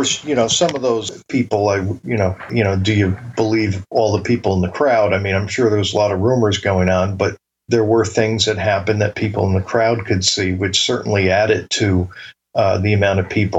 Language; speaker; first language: English; native; English